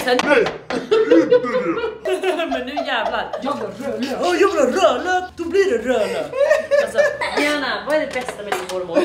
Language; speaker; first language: Swedish; native; Swedish